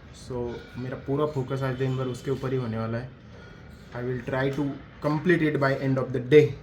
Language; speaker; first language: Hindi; non-native, local second language; Marathi